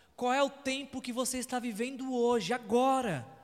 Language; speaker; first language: Portuguese; native; Portuguese